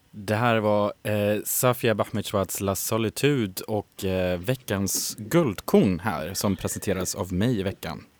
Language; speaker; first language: Swedish; native; Swedish